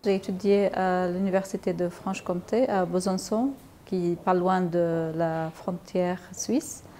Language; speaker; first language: French; non-native, fluent; Arabic